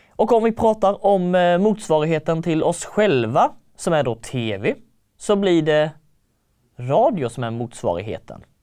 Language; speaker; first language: Swedish; native; Swedish